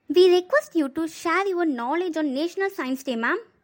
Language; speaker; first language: English; non-native, local second language; Tamil